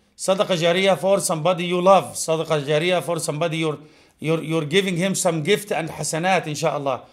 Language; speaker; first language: English; non-native, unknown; Arabic